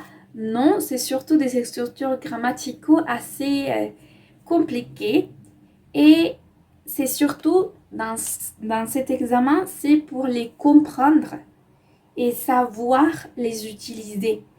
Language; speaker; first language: French; non-native, fluent; Spanish